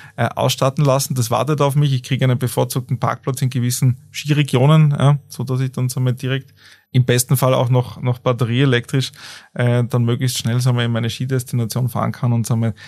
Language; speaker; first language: German; native; German